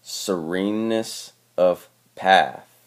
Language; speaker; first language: English; native; English